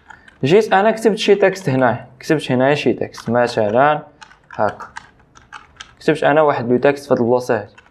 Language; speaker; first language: Arabic; native; Arabic